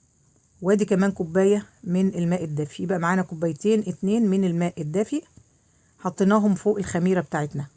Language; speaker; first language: Arabic; native; Arabic